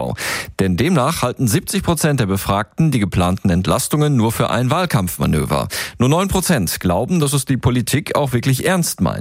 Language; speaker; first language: German; native; German